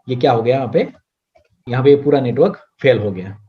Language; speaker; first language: Hindi; non-native, local second language; Marathi